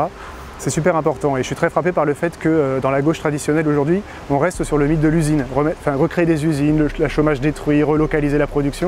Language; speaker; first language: French; native; French